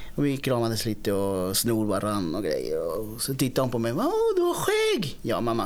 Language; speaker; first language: Swedish; early bilingual, other home language; Spanish